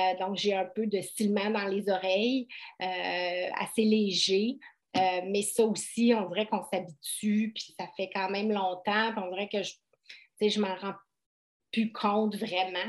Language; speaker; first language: French; native; French